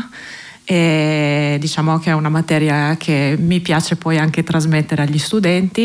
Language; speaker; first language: Italian; non-native, local second language; Slovenian